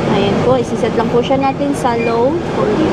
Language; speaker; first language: Filipino; non-native, local second language; Hiligaynon